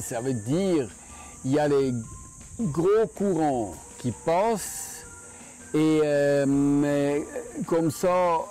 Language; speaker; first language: French; non-native, fluent; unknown